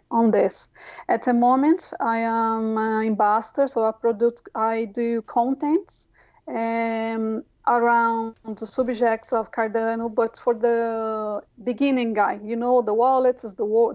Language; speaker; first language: English; non-native, fluent; Portuguese